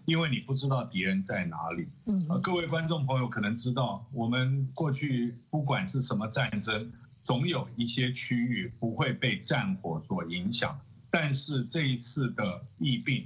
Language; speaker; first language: Chinese; native; Chinese